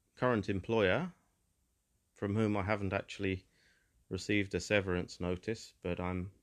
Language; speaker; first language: English; native; English